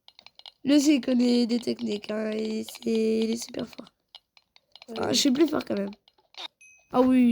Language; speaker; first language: French; native; French